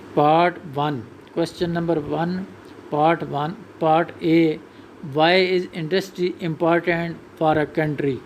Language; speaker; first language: English; non-native, local second language; Urdu